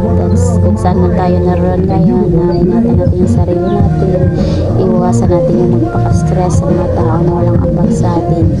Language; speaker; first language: Filipino; non-native, local second language; Cebuano